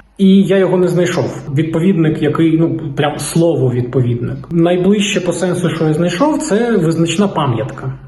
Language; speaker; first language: Ukrainian; non-native, local second language; Russian